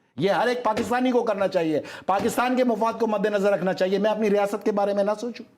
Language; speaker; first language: Urdu; native; Urdu